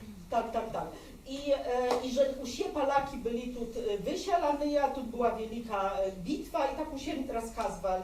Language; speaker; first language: Polish; non-native, local second language; Belarusian